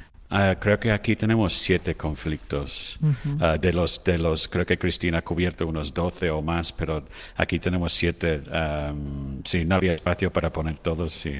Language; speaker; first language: Spanish; non-native, fluent; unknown